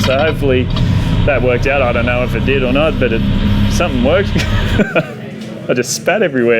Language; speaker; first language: English; native; English